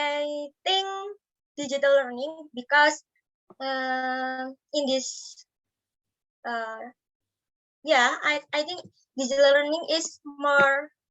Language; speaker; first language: English; non-native, learner; Indonesian